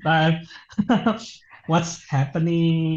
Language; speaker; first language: English; non-native, learner; Indonesian